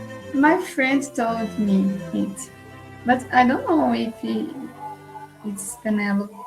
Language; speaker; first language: English; non-native, learner; Portuguese